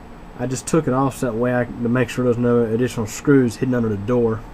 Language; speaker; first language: English; native; English